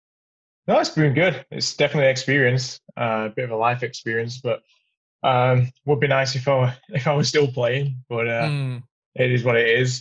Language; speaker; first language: English; native; English